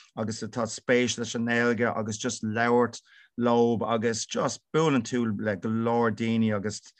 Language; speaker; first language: Irish; non-native, local second language; English